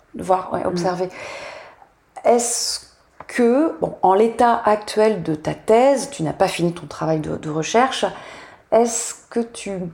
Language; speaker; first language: French; native; French